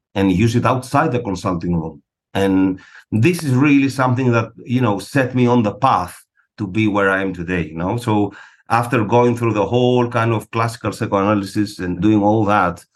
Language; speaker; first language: English; non-native, fluent; Greek